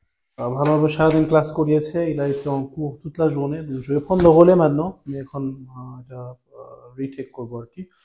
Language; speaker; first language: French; non-native, fluent; Bangla